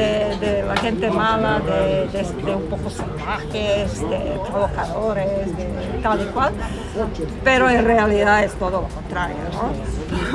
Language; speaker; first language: Spanish; non-native, fluent; Serbian